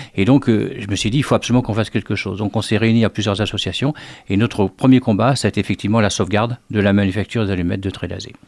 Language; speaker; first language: French; native; French